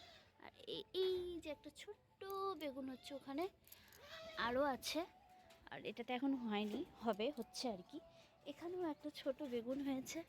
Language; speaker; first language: Bangla; native; Bangla